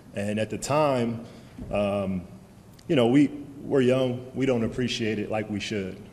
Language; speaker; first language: English; native; English